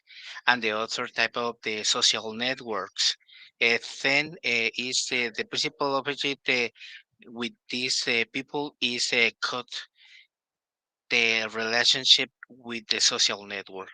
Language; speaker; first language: English; non-native, learner; Spanish